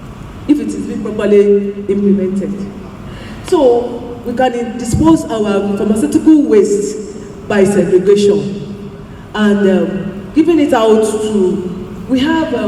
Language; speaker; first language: English; non-native, local second language; Yoruba